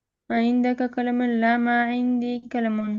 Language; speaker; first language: Arabic; non-native, learner; Urdu